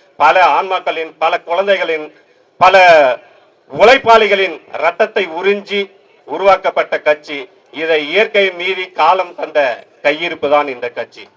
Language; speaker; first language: Tamil; native; Tamil